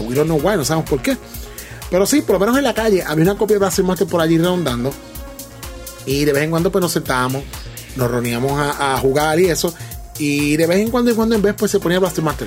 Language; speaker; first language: Spanish; native; Spanish